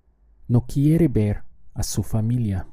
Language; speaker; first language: Spanish; non-native, fluent; English